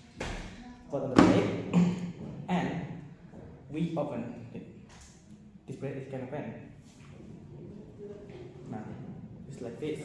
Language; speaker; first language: English; non-native, learner; Indonesian